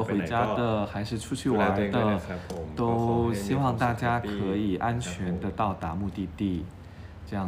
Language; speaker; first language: Chinese; non-native, fluent; Thai